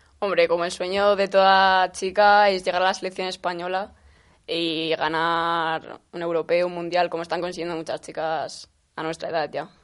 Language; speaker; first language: Spanish; native; Spanish